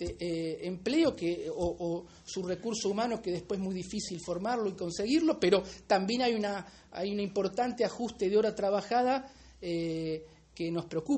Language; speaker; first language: Spanish; native; Spanish